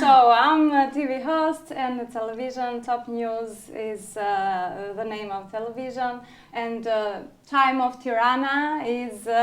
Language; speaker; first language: English; non-native, learner; Albanian